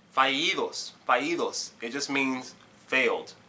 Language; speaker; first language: English; native; English